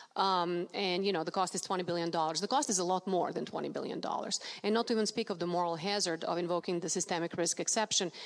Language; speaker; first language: English; non-native, fluent; Serbian